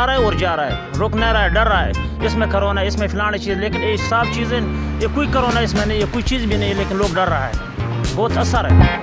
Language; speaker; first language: Hindi; non-native, local second language; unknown